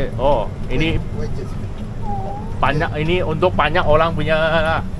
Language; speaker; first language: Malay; non-native, local second language; Chinese